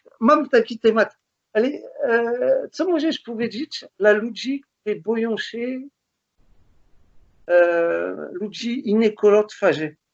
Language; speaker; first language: Polish; non-native, learner; French